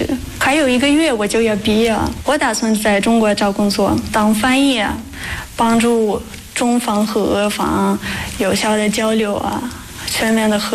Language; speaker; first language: Chinese; non-native, fluent; Russian